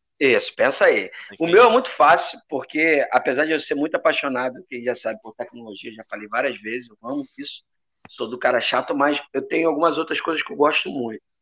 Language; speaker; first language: Portuguese; native; Portuguese